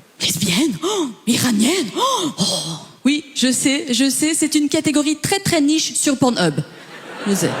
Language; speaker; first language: French; early bilingual, other home language; Persian